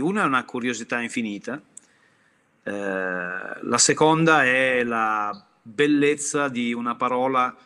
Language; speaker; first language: Italian; native; Italian